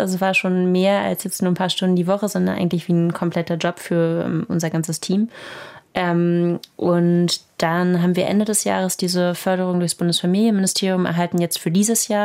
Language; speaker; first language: German; native; German